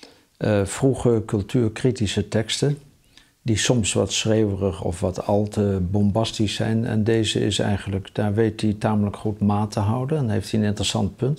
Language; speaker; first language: Dutch; native; Dutch